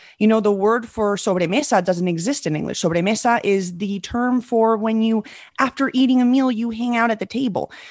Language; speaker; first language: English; early bilingual, other home language; Spanish